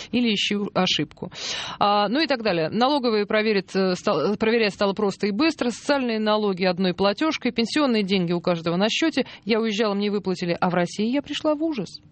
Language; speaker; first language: Russian; native; Russian